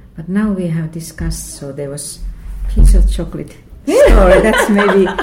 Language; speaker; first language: English; non-native, fluent; Finnish